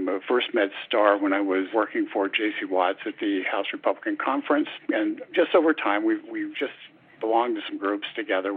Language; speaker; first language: English; native; English